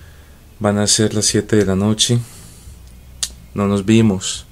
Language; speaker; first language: Spanish; native; Spanish